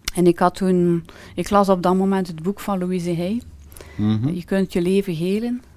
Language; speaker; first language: Dutch; native; Dutch